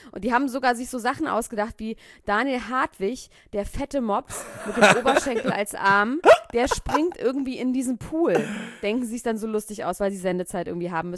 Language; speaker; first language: German; native; German